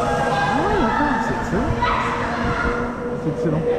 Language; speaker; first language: French; native; French